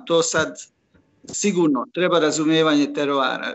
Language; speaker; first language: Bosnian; non-native, local second language; Hungarian